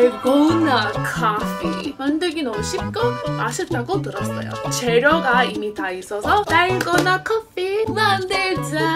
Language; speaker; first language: Korean; non-native, learner; English